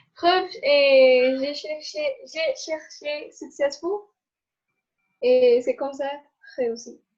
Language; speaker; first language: French; non-native, learner; Spanish